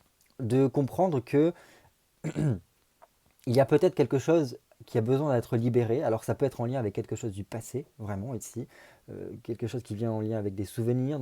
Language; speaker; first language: French; native; French